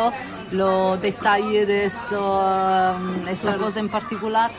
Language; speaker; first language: Spanish; non-native, fluent; Italian